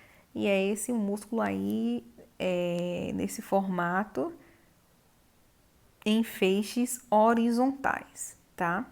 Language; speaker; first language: Portuguese; native; Portuguese